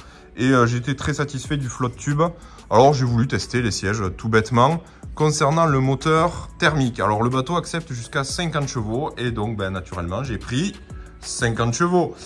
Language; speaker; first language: French; native; French